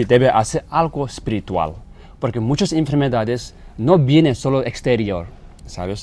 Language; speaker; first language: Spanish; non-native, learner; Tibetan